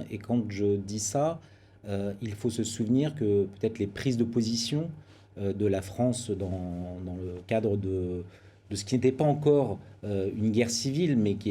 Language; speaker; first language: French; native; French